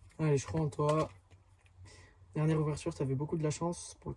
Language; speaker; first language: French; native; French